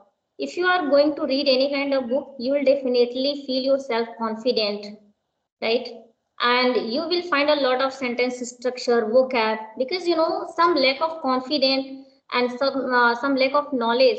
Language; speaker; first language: English; non-native, local second language; Hindi